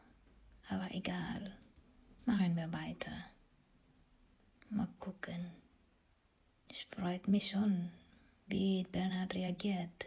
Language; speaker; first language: German; non-native, learner; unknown